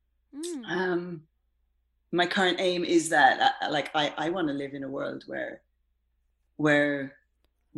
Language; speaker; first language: English; native; English